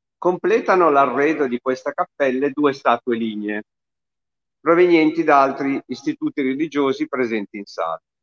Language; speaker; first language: Italian; native; Italian